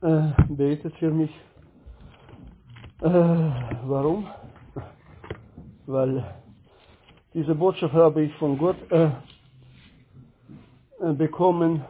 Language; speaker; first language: German; non-native, learner; Russian